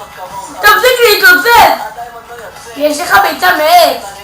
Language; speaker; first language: Hebrew; native; Hebrew